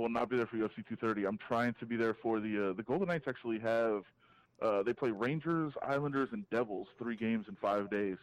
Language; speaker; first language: English; native; English